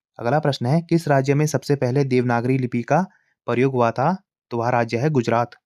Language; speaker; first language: Hindi; native; Hindi